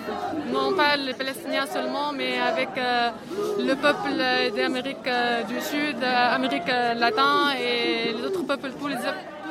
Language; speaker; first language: French; non-native, local second language; Arabic